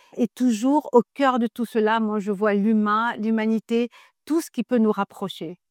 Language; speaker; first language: French; non-native, local second language; Arabic